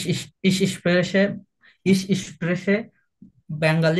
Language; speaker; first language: German; non-native, learner; Bangla